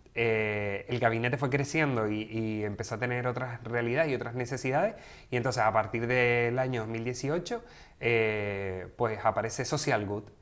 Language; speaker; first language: Spanish; native; Spanish